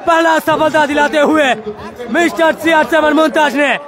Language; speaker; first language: Hindi; non-native, local second language; Bangla